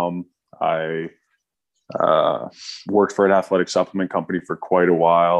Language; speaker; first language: English; native; English